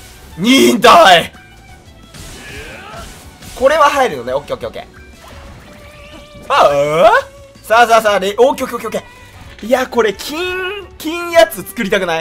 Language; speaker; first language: Japanese; native; Japanese